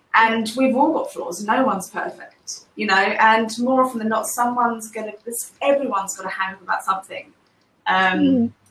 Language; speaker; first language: English; native; English